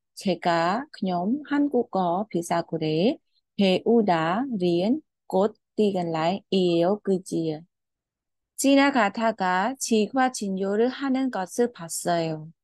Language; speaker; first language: Korean; non-native, fluent; Khmer